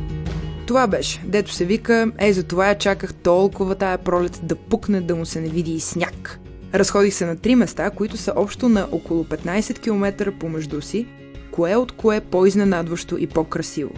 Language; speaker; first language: Bulgarian; native; Bulgarian